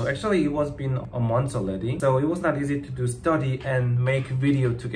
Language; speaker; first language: English; non-native, learner; Korean